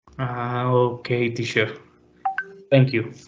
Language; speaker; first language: English; non-native, learner; Spanish